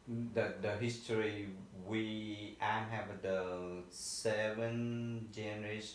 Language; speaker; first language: English; non-native, learner; Vietnamese